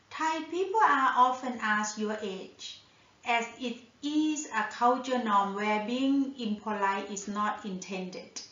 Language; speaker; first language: English; non-native, fluent; Thai